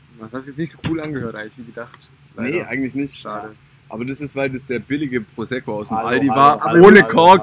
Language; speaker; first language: German; native; German